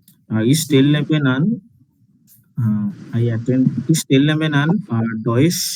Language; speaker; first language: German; non-native, learner; Hindi